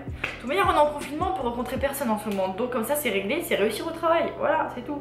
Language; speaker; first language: French; native; French